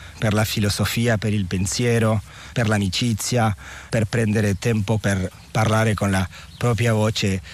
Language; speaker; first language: Italian; non-native, fluent; Spanish